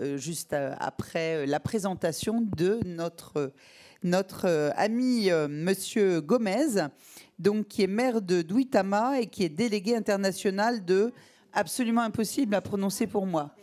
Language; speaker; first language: French; native; French